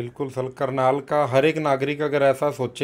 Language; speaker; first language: Hindi; native; Hindi